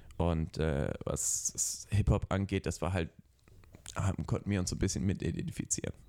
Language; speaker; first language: German; early bilingual, other home language; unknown